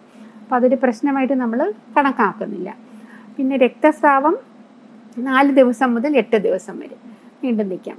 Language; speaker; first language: Malayalam; native; Malayalam